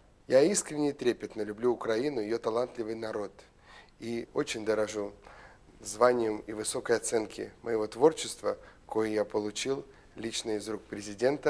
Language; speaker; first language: Russian; native; Russian